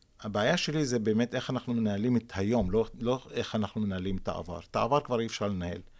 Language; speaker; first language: Hebrew; non-native, local second language; Arabic